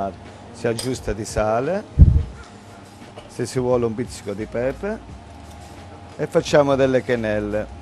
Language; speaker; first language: Italian; native; Italian